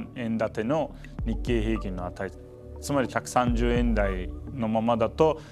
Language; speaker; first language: Japanese; non-native, fluent; Turkish